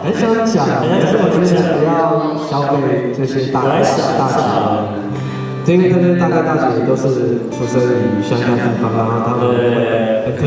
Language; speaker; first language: Chinese; non-native, local second language; Amis